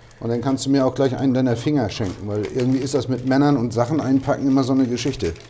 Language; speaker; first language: German; native; German